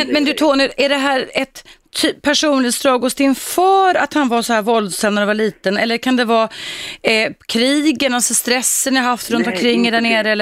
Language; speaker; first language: Swedish; native; Swedish